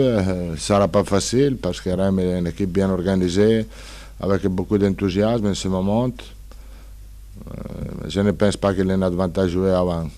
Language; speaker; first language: French; non-native, learner; Italian